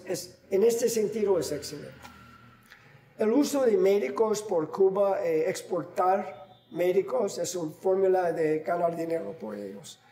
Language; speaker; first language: Spanish; non-native, fluent; English